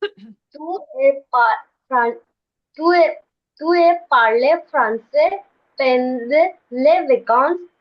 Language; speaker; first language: French; non-native, learner; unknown